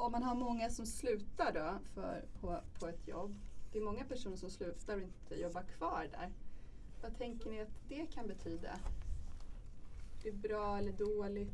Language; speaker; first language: Swedish; native; Swedish